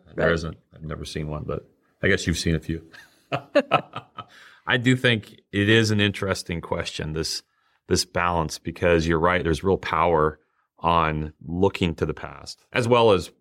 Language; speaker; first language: English; native; English